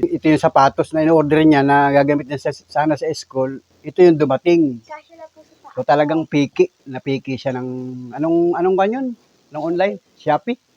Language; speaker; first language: Filipino; native; Filipino